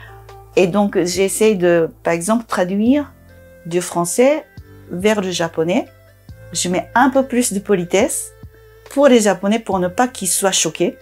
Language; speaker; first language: French; non-native, fluent; Japanese